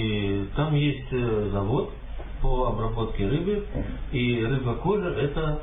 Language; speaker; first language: Russian; non-native, fluent; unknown